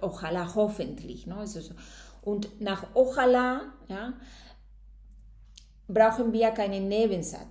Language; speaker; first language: German; non-native, fluent; Spanish